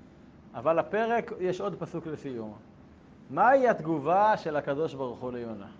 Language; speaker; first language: Hebrew; native; Hebrew